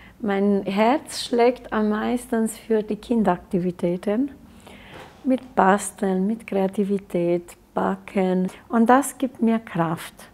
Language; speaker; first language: German; non-native, fluent; Romanian